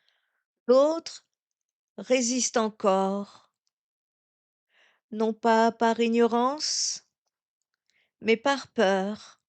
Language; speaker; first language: French; native; French